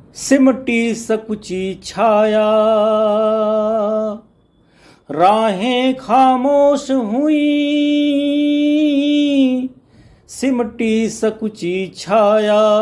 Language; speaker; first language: Hindi; native; Hindi